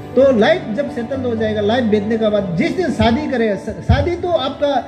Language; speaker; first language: Hindi; non-native, local second language; Nyishi